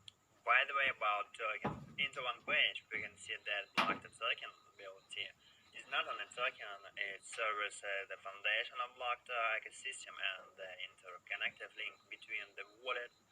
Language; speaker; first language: English; non-native, learner; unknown